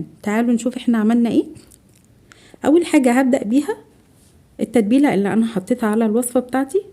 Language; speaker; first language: Arabic; native; Arabic